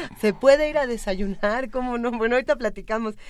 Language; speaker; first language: Spanish; native; Spanish